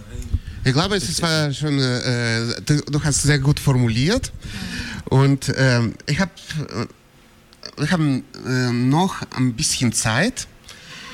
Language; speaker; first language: German; non-native, fluent; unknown